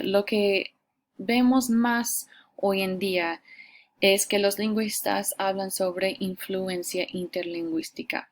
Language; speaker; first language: Spanish; non-native, fluent; English